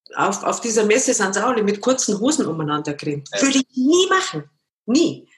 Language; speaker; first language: German; native; German